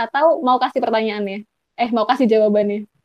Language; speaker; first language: Indonesian; native; Indonesian